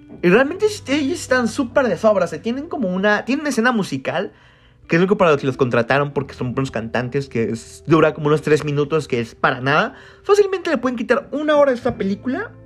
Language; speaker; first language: Spanish; native; Spanish